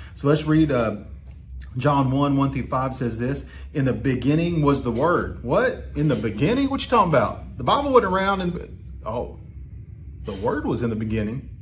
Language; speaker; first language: English; native; English